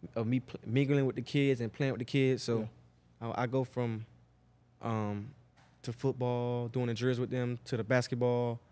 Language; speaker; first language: English; native; English